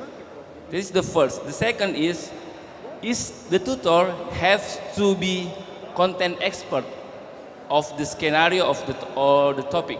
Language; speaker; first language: English; non-native, learner; Indonesian